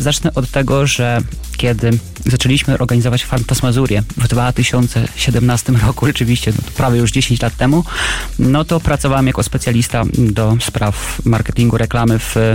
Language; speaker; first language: Polish; native; Polish